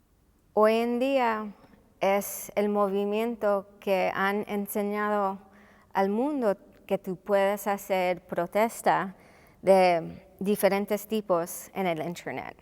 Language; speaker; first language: Spanish; non-native, local second language; English